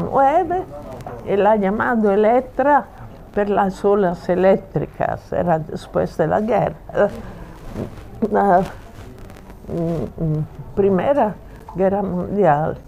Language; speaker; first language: Spanish; non-native, fluent; Italian